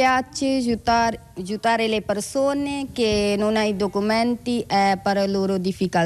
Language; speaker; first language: Italian; non-native, learner; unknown